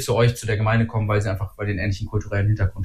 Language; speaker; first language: German; native; German